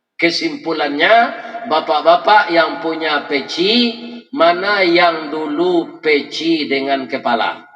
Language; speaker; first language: Malay; non-native, local second language; Minangkabau